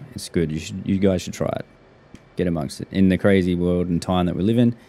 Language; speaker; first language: English; native; English